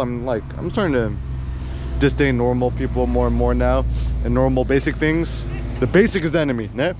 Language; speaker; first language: English; early bilingual, other home language; Korean